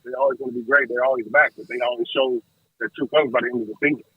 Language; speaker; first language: English; native; English